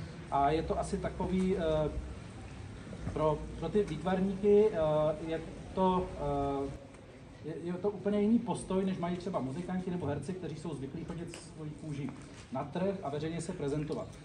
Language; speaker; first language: Czech; native; Czech